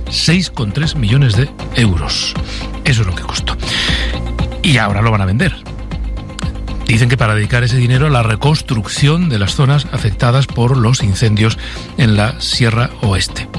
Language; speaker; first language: Spanish; native; Spanish